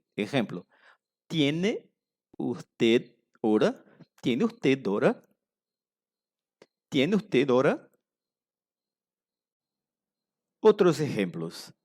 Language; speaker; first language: Spanish; non-native, fluent; Portuguese